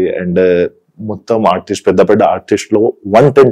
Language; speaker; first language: Telugu; non-native, local second language; Hindi